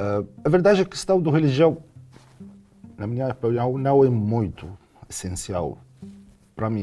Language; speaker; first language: Portuguese; non-native, learner; Arabic